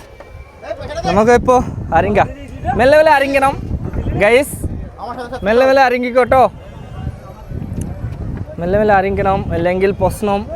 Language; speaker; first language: Malayalam; non-native, learner; Bangla